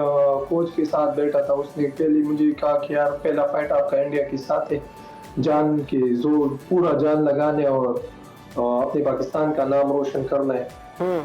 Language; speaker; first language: Hindi; non-native, local second language; Pashto